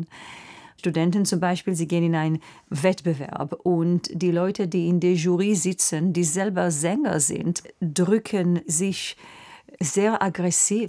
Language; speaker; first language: German; non-native, fluent; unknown